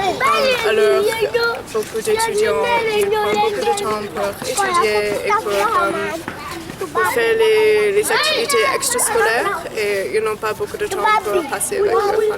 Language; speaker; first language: French; early bilingual, heritage; Chinese